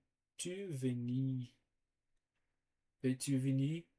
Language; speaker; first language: French; non-native, learner; Portuguese